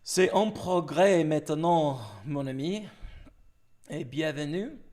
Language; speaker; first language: French; non-native, learner; English